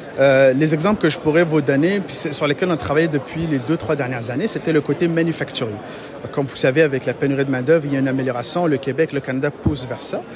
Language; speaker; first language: French; non-native, local second language; Arabic